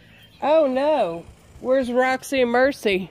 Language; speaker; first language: English; native; English